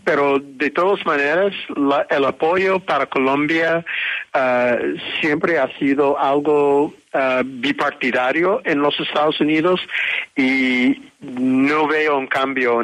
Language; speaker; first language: Spanish; non-native, fluent; English